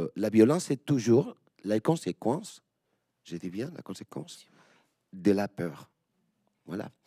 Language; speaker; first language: French; non-native, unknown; Spanish